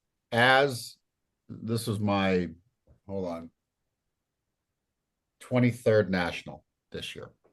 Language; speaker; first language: English; native; English